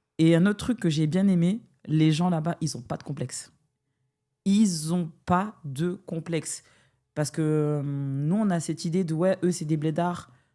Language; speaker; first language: French; native; French